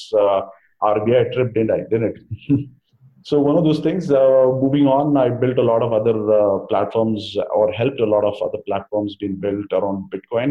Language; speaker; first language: English; non-native, local second language; Kannada